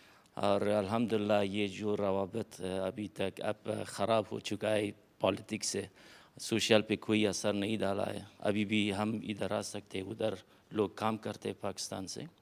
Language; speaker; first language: Hindi; non-native, fluent; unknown